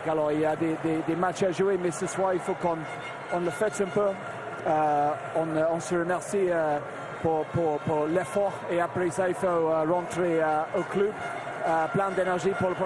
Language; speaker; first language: French; non-native, fluent; English